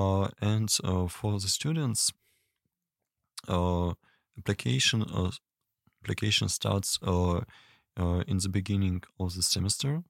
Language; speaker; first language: English; non-native, learner; Russian